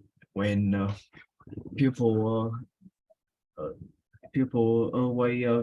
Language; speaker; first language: English; non-native, learner; Vietnamese